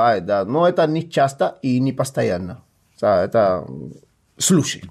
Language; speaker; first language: Russian; non-native, fluent; Spanish